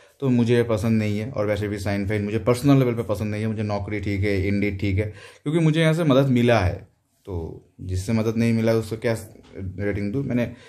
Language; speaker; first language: Hindi; non-native, local second language; Bangla